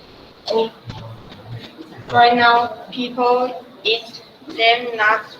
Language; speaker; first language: English; non-native, learner; Chinese